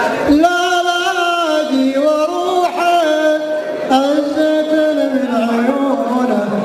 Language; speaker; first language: Arabic; native; Arabic